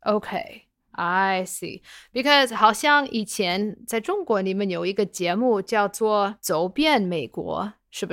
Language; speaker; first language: Chinese; non-native, fluent; English